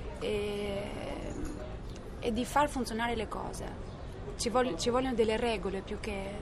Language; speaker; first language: Italian; non-native, fluent; Albanian